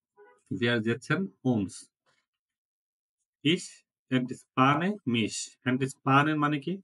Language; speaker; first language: German; non-native, fluent; Bangla